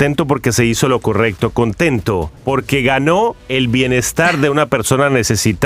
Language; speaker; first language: Spanish; native; Spanish